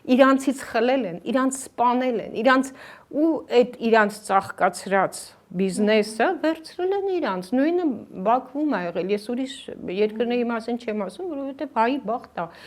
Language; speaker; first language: Armenian; native; Armenian